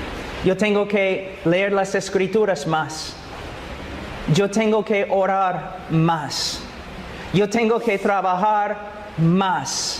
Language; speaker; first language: Spanish; non-native, fluent; English